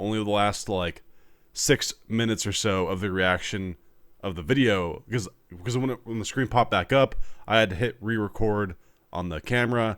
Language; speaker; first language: English; native; English